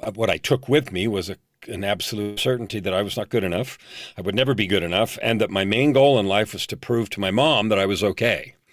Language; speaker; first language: English; native; English